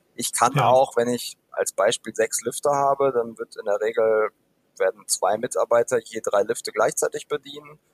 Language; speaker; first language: German; native; German